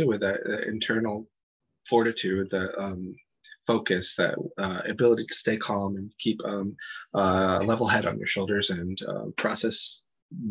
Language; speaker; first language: English; native; English